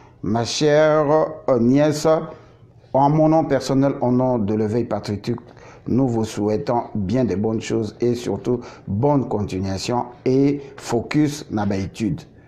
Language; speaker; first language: French; non-native, local second language; Lingala